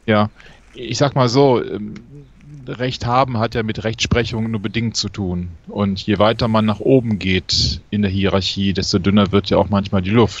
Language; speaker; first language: German; native; German